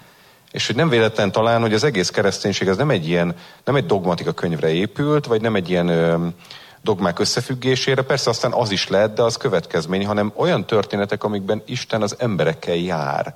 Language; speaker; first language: Hungarian; native; Hungarian